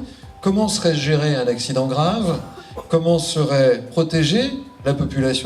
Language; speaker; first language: French; native; French